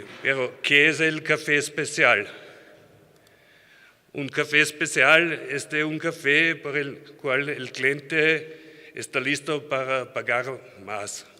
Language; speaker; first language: Spanish; non-native, learner; German